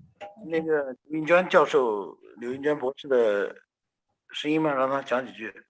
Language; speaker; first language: Chinese; native; Chinese